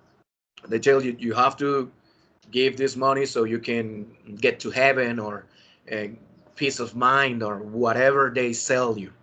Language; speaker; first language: English; non-native, fluent; Spanish